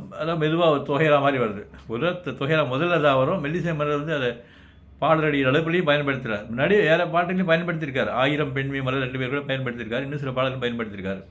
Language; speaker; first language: Tamil; native; Tamil